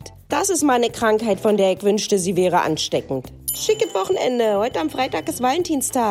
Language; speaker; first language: German; native; German